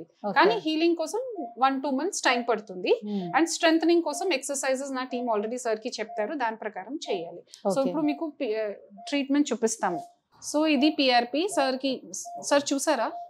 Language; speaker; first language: Telugu; non-native, local second language; Hindi